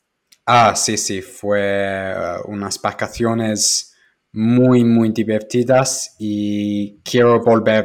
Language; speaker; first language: Spanish; non-native, fluent; English